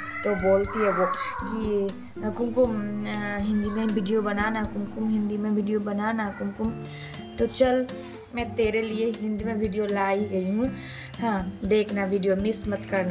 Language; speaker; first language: Hindi; non-native, local second language; Bangla